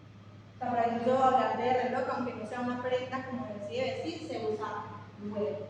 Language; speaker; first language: Spanish; non-native, fluent; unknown